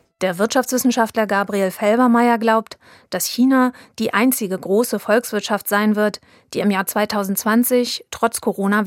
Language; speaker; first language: German; native; German